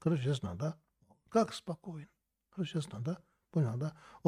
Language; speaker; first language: Russian; non-native, learner; Tibetan